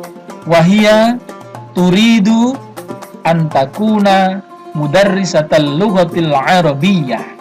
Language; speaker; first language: Arabic; non-native, fluent; Indonesian